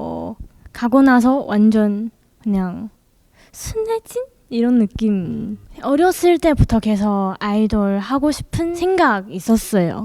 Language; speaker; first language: Korean; non-native, learner; English